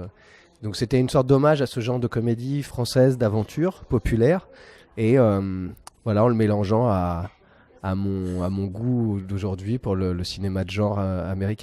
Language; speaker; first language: French; native; French